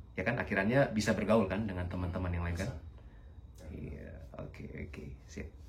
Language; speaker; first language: Indonesian; native; Indonesian